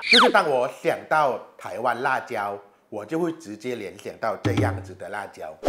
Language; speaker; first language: Chinese; non-native, fluent; Thai